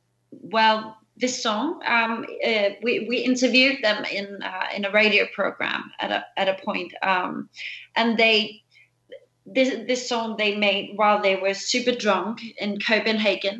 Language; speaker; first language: English; non-native, fluent; Danish